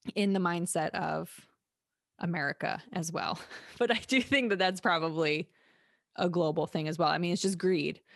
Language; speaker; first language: English; native; English